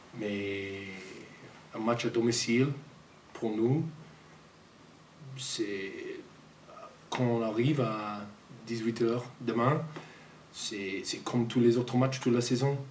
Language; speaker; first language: French; non-native, fluent; English